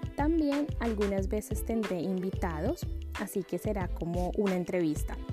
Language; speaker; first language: Spanish; native; Spanish